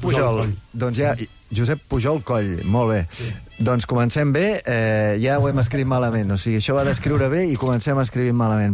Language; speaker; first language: Catalan; native; Catalan